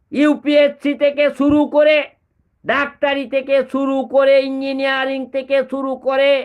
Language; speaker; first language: Bangla; native; Bangla